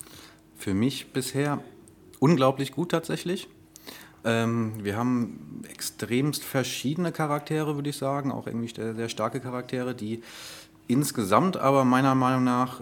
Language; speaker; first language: German; native; German